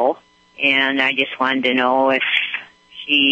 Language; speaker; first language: English; non-native, fluent; Romanian